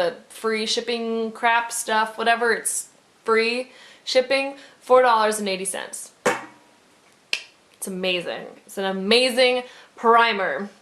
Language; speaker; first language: English; native; English